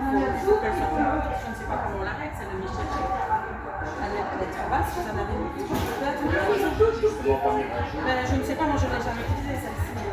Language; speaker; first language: French; native; French